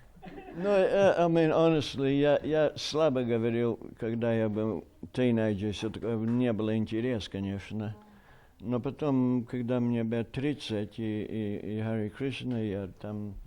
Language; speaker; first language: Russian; early bilingual, heritage; Russian